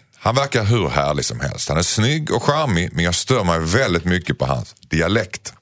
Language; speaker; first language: Swedish; native; Swedish